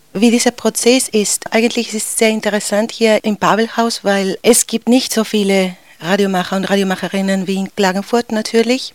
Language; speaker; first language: German; non-native, fluent; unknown